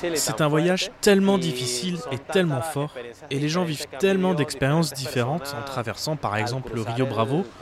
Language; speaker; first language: French; non-native, fluent; Spanish